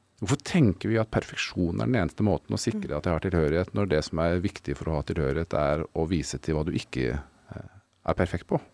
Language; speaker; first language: Norwegian; native; Norwegian